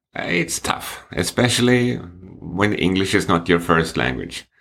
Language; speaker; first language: English; non-native, fluent; Swedish